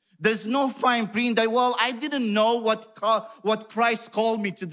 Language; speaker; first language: English; non-native, fluent; Romanian